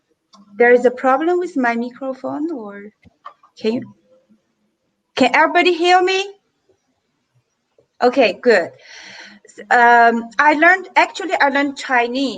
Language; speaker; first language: English; non-native, fluent; Chinese